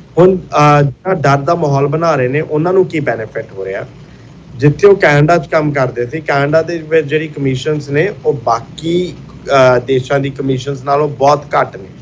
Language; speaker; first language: Punjabi; early bilingual, heritage; Punjabi